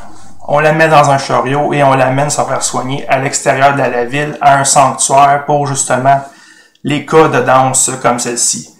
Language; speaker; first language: French; native; French